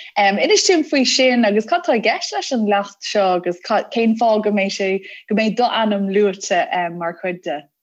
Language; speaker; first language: Irish; non-native, local second language; English